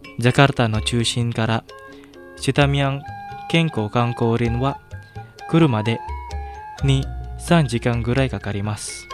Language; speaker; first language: Japanese; non-native, fluent; Indonesian